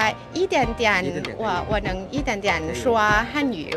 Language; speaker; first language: Chinese; non-native, learner; Thai